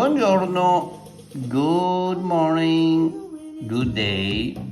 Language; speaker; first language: English; non-native, fluent; Italian